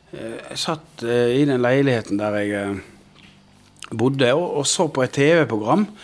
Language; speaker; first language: Norwegian; native; Norwegian